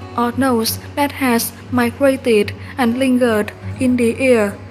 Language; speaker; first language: English; non-native, fluent; Vietnamese